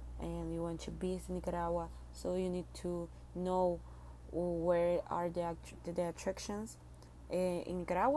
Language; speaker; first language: English; non-native, learner; Spanish